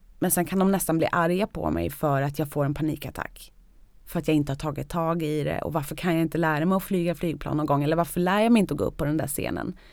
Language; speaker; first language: Swedish; native; Swedish